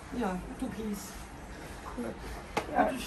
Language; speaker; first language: German; non-native, learner; Turkish